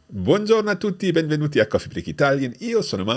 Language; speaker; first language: Italian; non-native, fluent; English